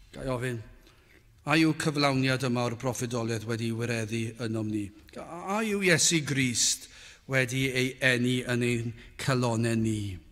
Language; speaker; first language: Welsh; native; Welsh